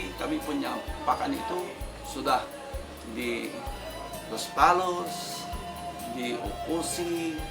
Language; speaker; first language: Indonesian; non-native, local second language; Tetum